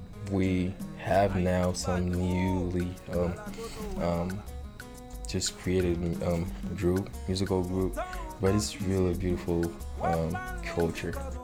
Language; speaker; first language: English; non-native, fluent; Haitian Creole